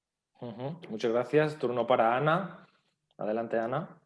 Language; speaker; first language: Spanish; native; Spanish